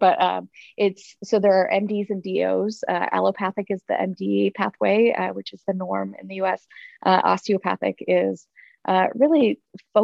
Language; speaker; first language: English; native; English